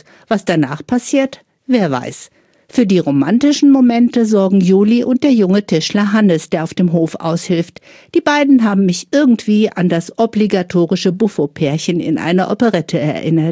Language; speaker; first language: German; native; German